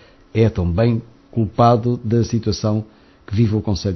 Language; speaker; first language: Portuguese; native; Portuguese